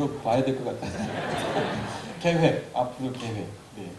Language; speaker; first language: Korean; native; Korean